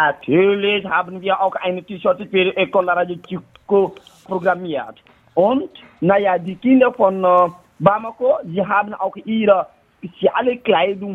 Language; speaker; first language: German; non-native, learner; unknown